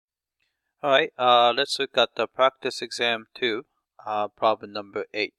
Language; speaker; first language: English; non-native, fluent; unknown